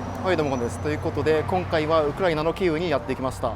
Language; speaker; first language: Japanese; native; Japanese